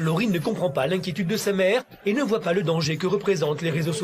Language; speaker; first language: French; native; French